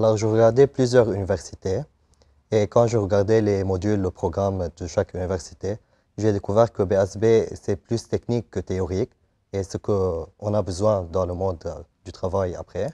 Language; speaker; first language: French; non-native, local second language; Arabic